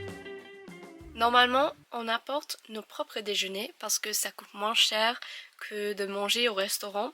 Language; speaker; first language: French; non-native, fluent; English